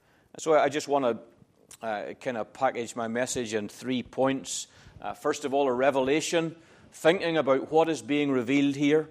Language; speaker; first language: English; native; English